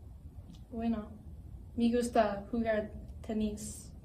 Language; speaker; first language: Spanish; non-native, learner; English